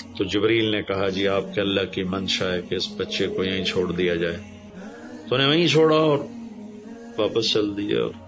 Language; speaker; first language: Urdu; non-native, local second language; Punjabi